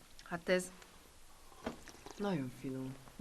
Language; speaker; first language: Hungarian; non-native, fluent; Korean